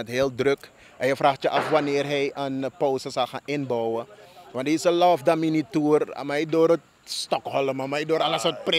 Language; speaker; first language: Dutch; native; Dutch